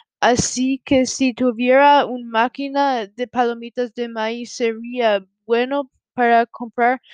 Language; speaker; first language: Spanish; non-native, learner; English